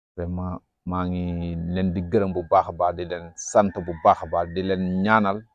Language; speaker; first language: Wolof; non-native, local second language; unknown